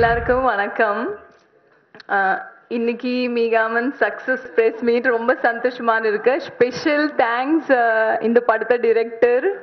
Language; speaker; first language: Tamil; non-native, learner; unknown